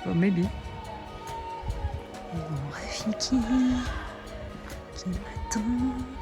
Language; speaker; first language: English; non-native, fluent; French